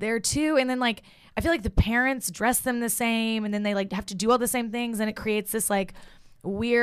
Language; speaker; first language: English; native; English